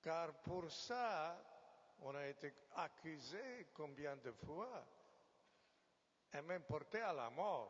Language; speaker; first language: French; non-native, fluent; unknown